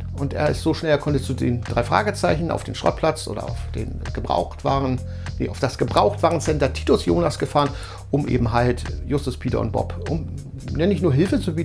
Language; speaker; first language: German; native; German